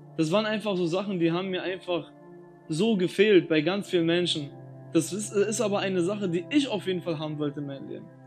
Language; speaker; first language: German; early bilingual, other home language; Albanian